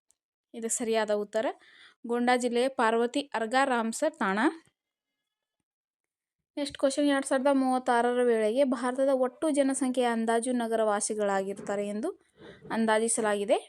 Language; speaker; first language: Kannada; native; Kannada